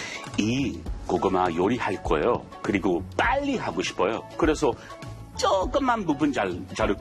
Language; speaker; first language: Korean; non-native, learner; English